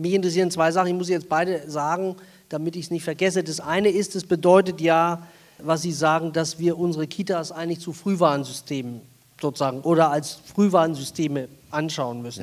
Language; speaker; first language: German; native; German